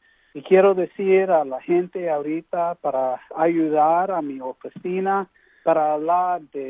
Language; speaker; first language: Spanish; early bilingual, heritage; English